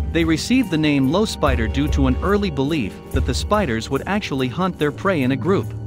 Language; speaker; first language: English; native; English